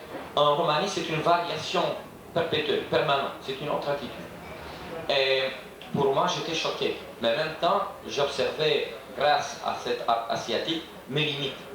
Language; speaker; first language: French; non-native, fluent; Romanian